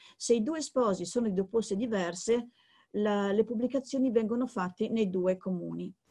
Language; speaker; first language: Italian; native; Italian